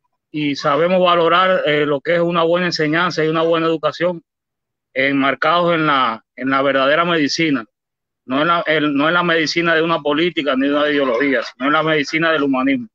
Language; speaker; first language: Spanish; native; Spanish